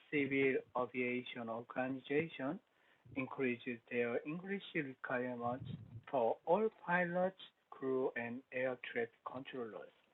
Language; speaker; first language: English; non-native, learner; Korean